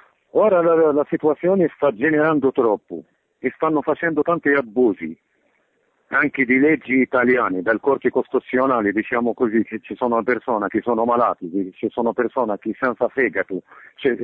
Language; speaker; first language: Italian; non-native, fluent; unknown